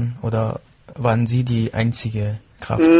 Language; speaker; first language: German; non-native, fluent; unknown